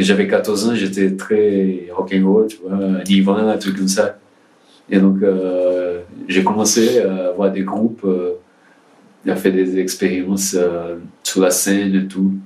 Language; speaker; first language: French; non-native, learner; Portuguese